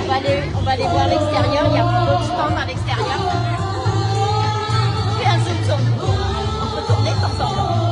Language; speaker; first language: French; early bilingual, other home language; Vietnamese